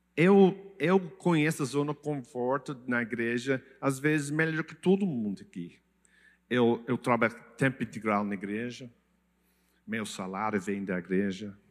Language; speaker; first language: Portuguese; non-native, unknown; English